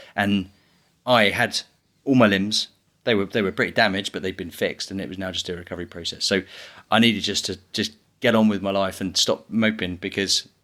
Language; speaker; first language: English; native; English